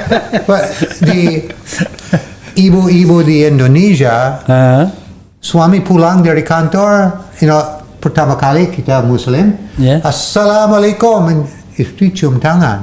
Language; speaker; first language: Indonesian; non-native, learner; English